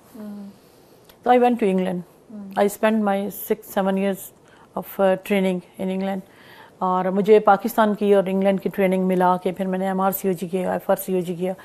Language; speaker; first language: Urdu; non-native, local second language; Punjabi